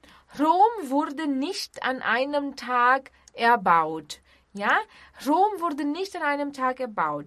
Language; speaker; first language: German; non-native, fluent; Portuguese